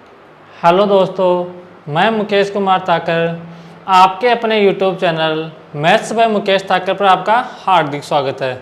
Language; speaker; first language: Hindi; native; Hindi